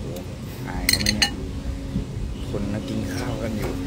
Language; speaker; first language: Thai; native; Thai